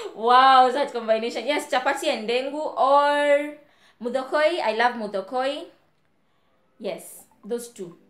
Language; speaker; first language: English; non-native, local second language; Kamba